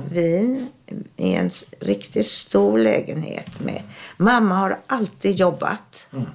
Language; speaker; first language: Swedish; early bilingual, other home language; German